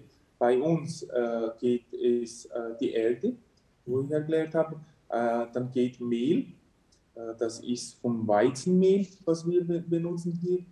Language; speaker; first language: German; early bilingual, heritage; German